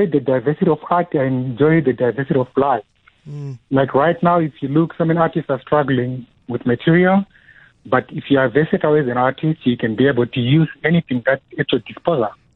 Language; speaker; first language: English; non-native, local second language; Shona